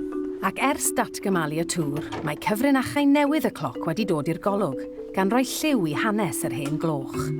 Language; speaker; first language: Welsh; native; Welsh